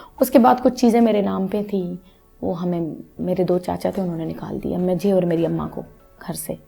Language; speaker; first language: Urdu; non-native, local second language; Punjabi